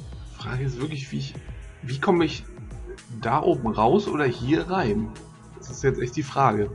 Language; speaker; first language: German; native; German